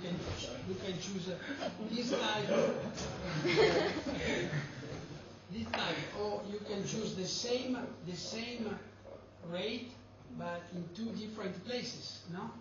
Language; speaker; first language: English; non-native, learner; Italian